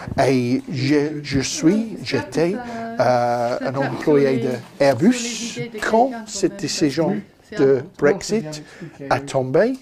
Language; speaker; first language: French; non-native, fluent; English